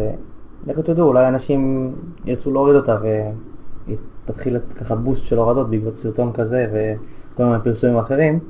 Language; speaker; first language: Hebrew; native; Hebrew